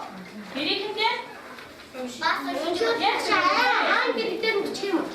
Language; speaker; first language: Mongolian; native; Mongolian